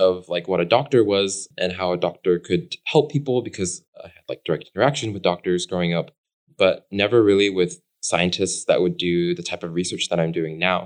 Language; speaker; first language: English; native; English